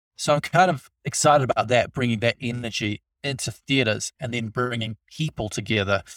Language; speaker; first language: English; native; English